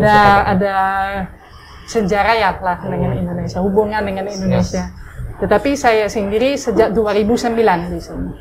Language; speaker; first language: Indonesian; non-native, fluent; Dutch